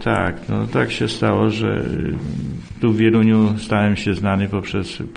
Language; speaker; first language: Polish; native; Polish